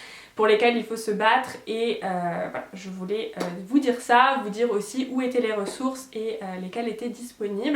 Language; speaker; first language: French; native; French